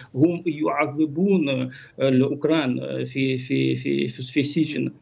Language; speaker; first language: Arabic; non-native, learner; Ukrainian